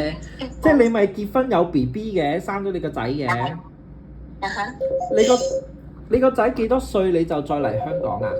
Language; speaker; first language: Cantonese; native; Cantonese